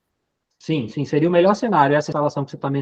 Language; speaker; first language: Portuguese; native; Portuguese